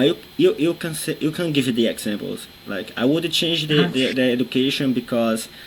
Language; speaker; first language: English; non-native, fluent; Portuguese